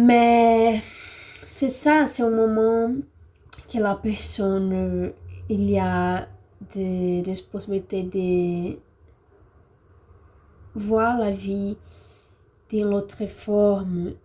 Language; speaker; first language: French; non-native, learner; Portuguese